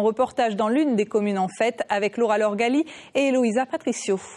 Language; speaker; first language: French; native; French